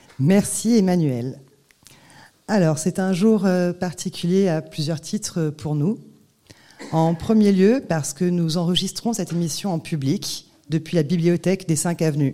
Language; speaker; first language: French; native; French